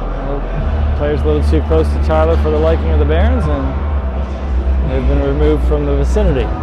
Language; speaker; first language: English; native; English